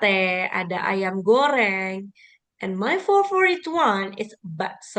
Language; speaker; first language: English; non-native, learner; Indonesian